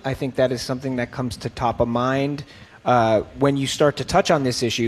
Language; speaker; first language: English; native; English